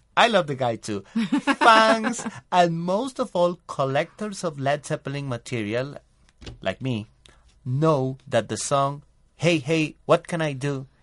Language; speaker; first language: English; non-native, fluent; Spanish